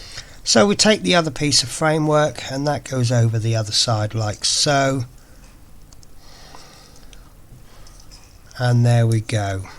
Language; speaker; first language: English; native; English